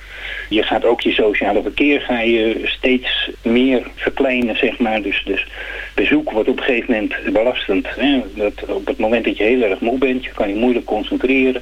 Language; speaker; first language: Dutch; native; Dutch